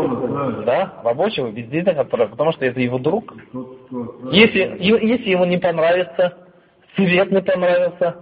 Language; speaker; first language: Russian; non-native, fluent; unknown